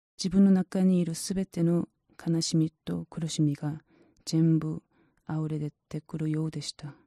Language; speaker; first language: Japanese; non-native, learner; Korean